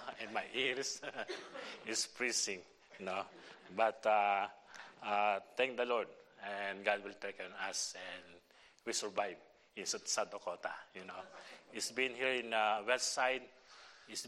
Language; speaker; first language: English; non-native, local second language; Filipino